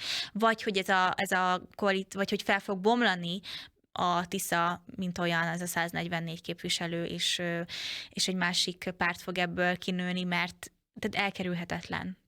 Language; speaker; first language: Hungarian; native; Hungarian